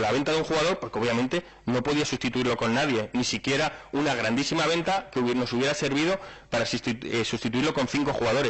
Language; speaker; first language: Spanish; native; Spanish